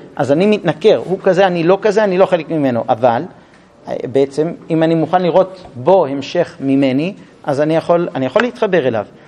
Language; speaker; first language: Hebrew; non-native, fluent; English